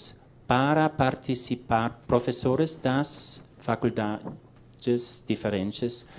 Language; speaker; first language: Portuguese; non-native, learner; English